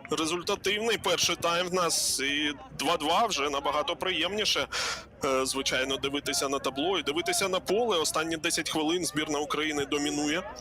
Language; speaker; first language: Ukrainian; native; Ukrainian